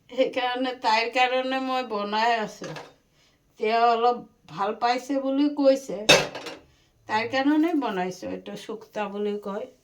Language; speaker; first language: Assamese; non-native, local second language; Bangla